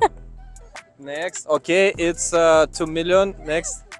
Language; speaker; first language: English; non-native, learner; Russian